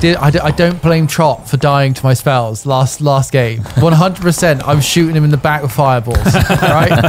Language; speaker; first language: English; native; English